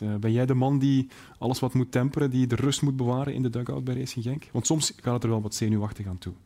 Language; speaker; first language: Dutch; native; Dutch